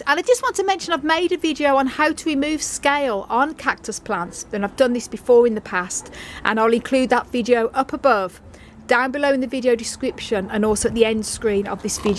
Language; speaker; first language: English; native; English